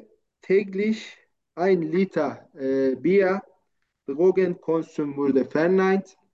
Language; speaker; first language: German; non-native, fluent; Turkish